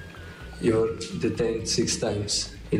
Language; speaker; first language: English; non-native, fluent; Slovenian